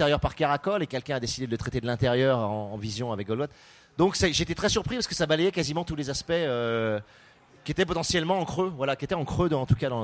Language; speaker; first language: French; native; French